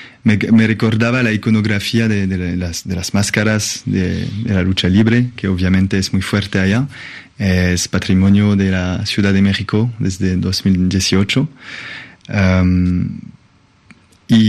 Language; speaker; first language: Spanish; non-native, fluent; French